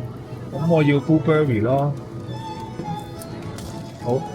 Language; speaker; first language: Cantonese; native; Cantonese